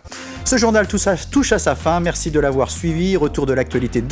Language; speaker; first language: French; native; French